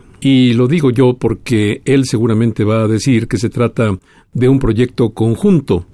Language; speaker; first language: Spanish; native; Spanish